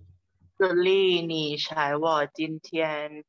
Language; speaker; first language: Chinese; non-native, learner; Thai